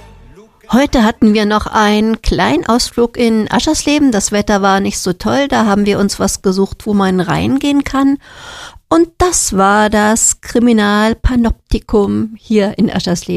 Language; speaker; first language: German; native; German